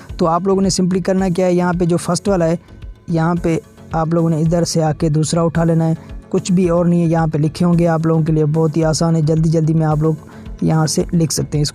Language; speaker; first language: Urdu; non-native, local second language; Sindhi